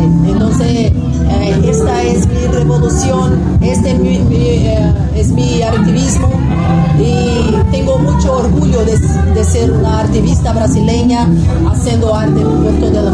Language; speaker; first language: Spanish; non-native, fluent; Portuguese